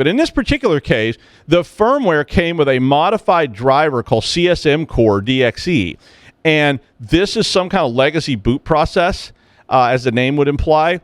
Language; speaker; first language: English; native; English